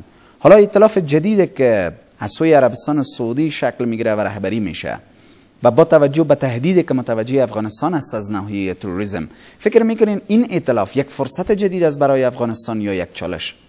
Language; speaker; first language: Persian; native; Persian